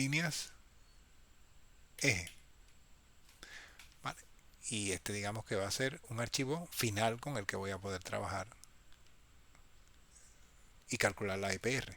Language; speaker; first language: Spanish; native; Spanish